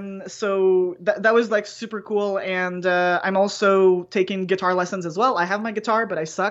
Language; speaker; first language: English; non-native, fluent; French